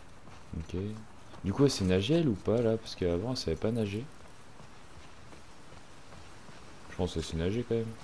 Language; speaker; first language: French; native; French